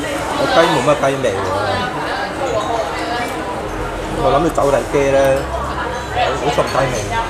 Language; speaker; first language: Chinese; native; Chinese